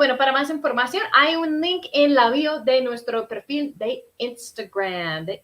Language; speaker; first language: Spanish; early bilingual, heritage; Spanish